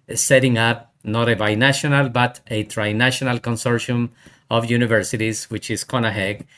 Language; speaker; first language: English; non-native, fluent; Spanish